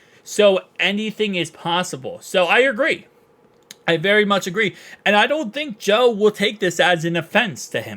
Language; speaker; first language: English; native; English